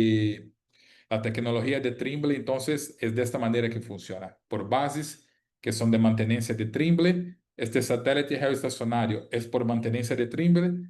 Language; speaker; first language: Spanish; non-native, fluent; Portuguese